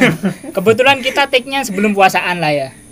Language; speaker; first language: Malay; non-native, local second language; Javanese